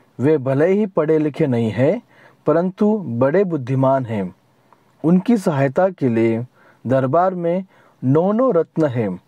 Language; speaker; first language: Hindi; non-native, local second language; Marathi